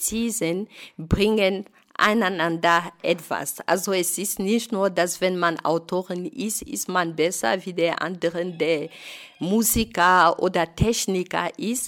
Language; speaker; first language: German; non-native, fluent; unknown